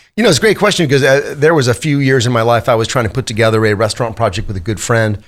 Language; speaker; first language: English; native; English